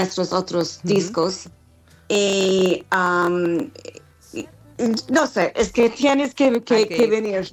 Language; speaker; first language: Spanish; non-native, fluent; English